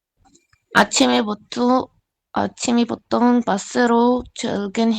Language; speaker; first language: Korean; non-native, learner; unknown